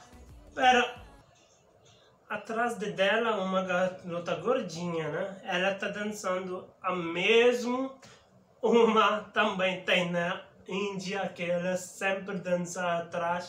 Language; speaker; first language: Portuguese; non-native, learner; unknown